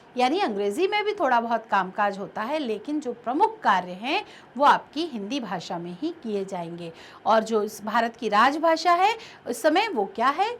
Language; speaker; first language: Hindi; native; Hindi